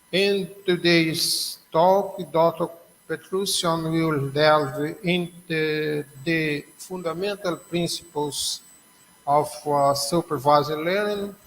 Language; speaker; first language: English; non-native, learner; Portuguese